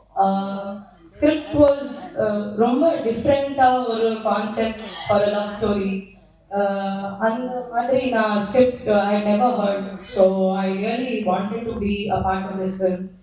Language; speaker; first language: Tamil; non-native, learner; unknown